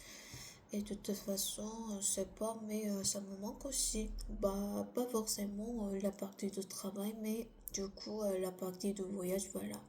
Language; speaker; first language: French; non-native, learner; Korean